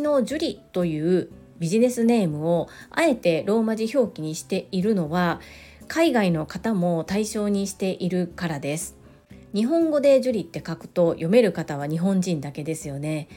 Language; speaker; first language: Japanese; native; Japanese